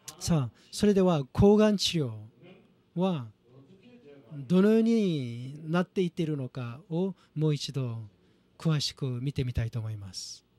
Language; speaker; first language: Japanese; non-native, fluent; Korean